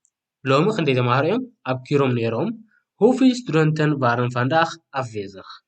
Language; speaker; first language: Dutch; non-native, fluent; Tigrinya